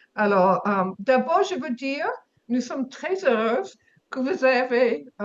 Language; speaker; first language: French; non-native, learner; English